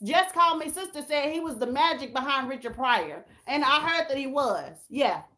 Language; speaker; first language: English; native; English